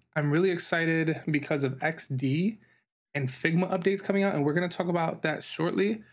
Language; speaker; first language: English; native; English